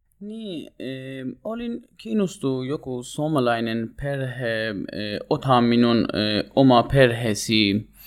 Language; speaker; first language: Finnish; non-native, learner; Persian